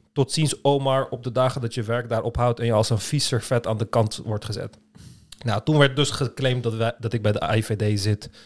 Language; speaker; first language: Dutch; early bilingual, other home language; Turkish